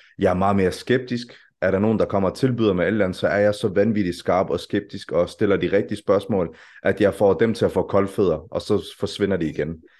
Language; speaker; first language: Danish; early bilingual, other home language; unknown